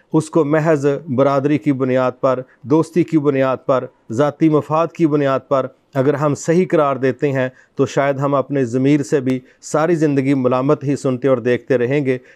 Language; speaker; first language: Urdu; non-native, local second language; Punjabi